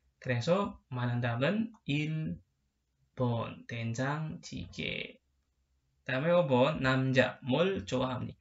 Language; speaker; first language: Korean; non-native, learner; Indonesian